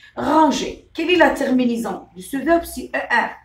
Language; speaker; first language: French; non-native, local second language; Arabic